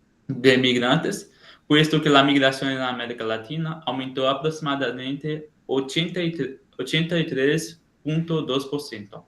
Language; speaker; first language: Spanish; non-native, learner; Portuguese